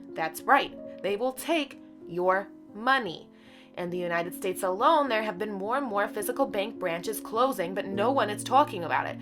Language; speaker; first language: English; native; English